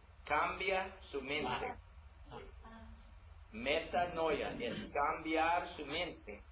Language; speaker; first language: Spanish; non-native, learner; English